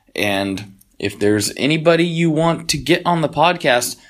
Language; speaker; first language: English; early bilingual, other home language; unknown